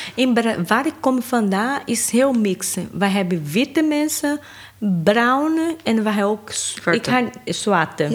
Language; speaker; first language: Dutch; non-native, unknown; Portuguese